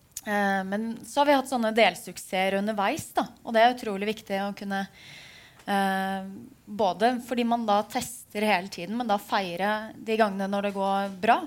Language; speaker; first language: Norwegian; native; Norwegian